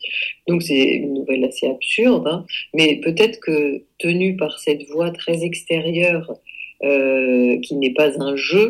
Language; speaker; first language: French; native; French